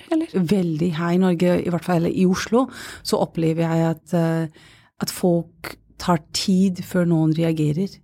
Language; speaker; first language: Norwegian; non-native, fluent; English